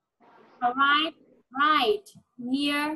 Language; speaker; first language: English; non-native, fluent; Vietnamese